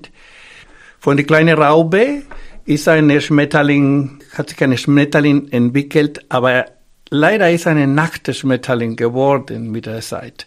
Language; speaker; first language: German; non-native, fluent; Spanish